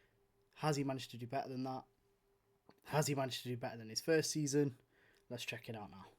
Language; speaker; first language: English; native; English